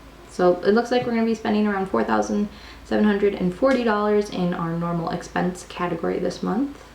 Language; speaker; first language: English; native; English